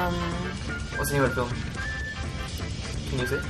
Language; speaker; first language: English; native; English